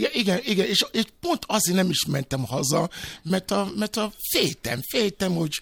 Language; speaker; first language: Hungarian; non-native, fluent; Yoruba